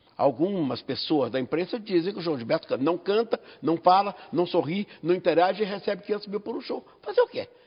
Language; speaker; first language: Portuguese; native; Portuguese